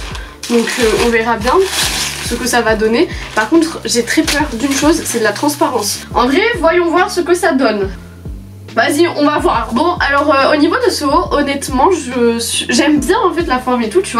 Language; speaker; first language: French; native; French